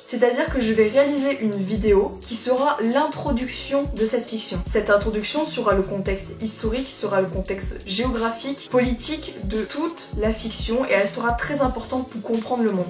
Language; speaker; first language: French; native; French